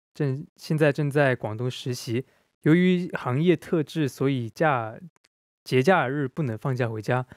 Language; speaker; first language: Chinese; non-native, local second language; Cantonese